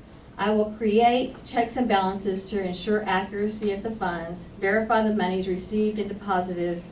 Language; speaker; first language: English; native; English